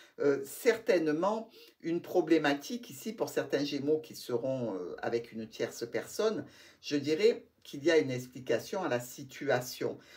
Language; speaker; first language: French; native; French